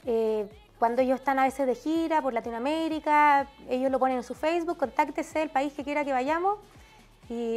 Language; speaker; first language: Spanish; native; Spanish